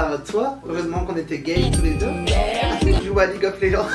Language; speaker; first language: French; native; French